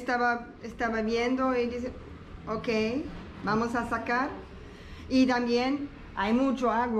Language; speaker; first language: Spanish; non-native, learner; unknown